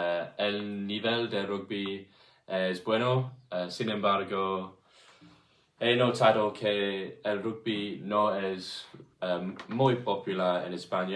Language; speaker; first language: Spanish; non-native, learner; English